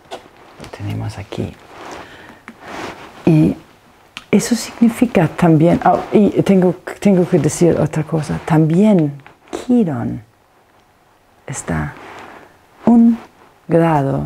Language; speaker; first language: Spanish; non-native, fluent; Danish